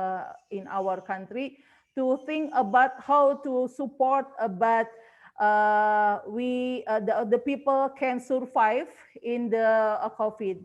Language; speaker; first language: English; non-native, learner; Indonesian